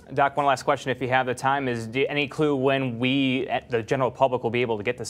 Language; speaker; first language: English; native; English